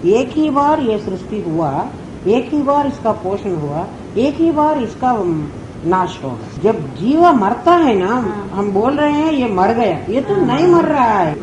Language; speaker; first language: Hindi; non-native, local second language; Telugu